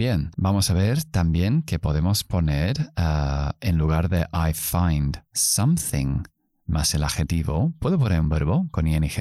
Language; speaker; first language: Spanish; non-native, fluent; English